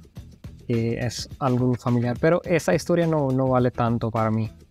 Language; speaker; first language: Spanish; non-native, fluent; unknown